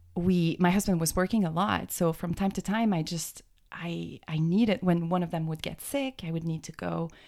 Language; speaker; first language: English; native; English